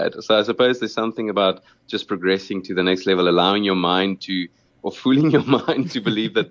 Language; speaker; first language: English; non-native, local second language; Afrikaans